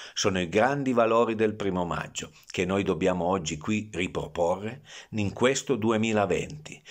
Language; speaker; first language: Italian; native; Italian